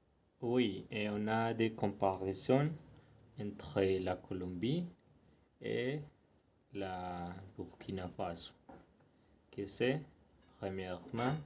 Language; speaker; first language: French; non-native, learner; Spanish